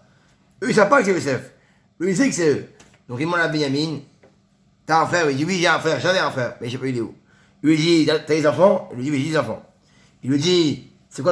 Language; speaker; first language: French; native; French